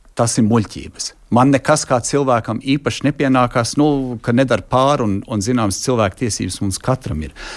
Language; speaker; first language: Latvian; early bilingual, heritage; Latvian